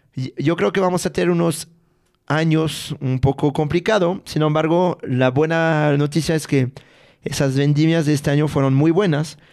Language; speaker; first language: Spanish; non-native, fluent; French